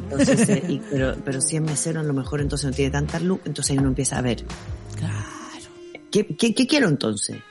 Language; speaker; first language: Spanish; native; Spanish